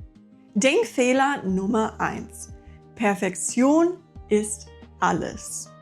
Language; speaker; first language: German; non-native, fluent; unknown